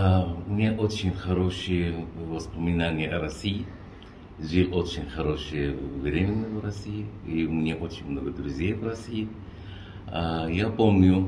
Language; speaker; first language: Russian; non-native, learner; Arabic